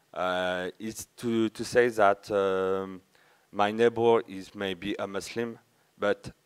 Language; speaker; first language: English; non-native, learner; French